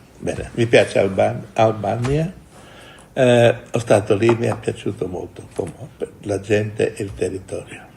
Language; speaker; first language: Italian; non-native, fluent; Portuguese